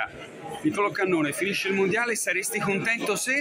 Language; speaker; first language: Italian; native; Italian